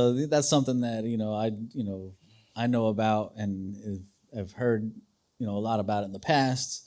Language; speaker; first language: English; native; English